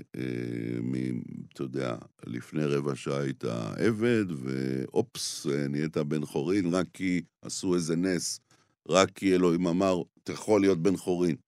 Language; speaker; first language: Hebrew; native; Hebrew